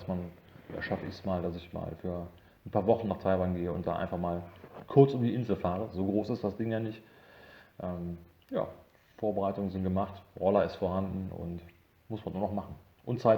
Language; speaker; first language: German; native; German